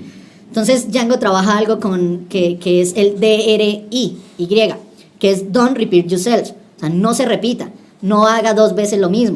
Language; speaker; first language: Spanish; native; Spanish